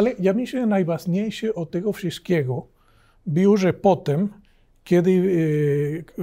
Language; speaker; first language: Polish; non-native, learner; Spanish